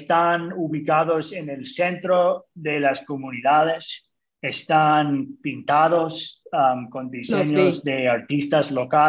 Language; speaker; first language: Spanish; early bilingual, other home language; English